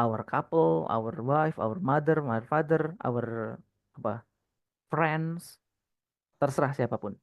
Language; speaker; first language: English; non-native, fluent; Indonesian